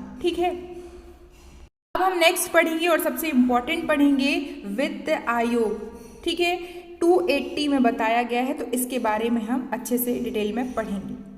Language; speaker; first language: Hindi; native; Hindi